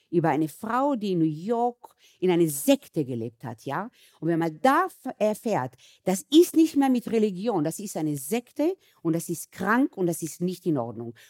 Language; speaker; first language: German; early bilingual, other home language; Hebrew